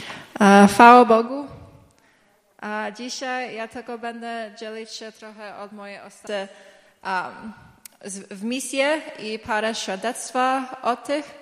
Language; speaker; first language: Polish; early bilingual, heritage; English